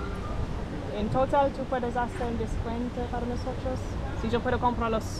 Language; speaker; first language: Spanish; non-native, learner; English